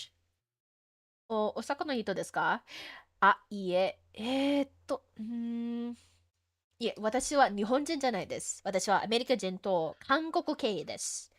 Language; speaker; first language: Japanese; non-native, learner; English